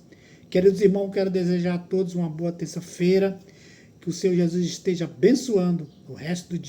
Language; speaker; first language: Portuguese; native; Portuguese